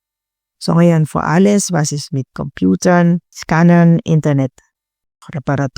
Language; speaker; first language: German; non-native, learner; Filipino